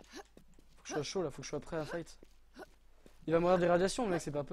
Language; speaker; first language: French; native; French